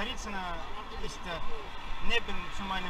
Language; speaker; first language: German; non-native, learner; Russian